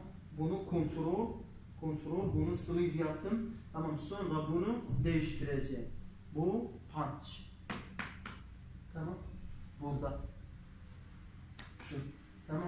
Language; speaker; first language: Turkish; non-native, learner; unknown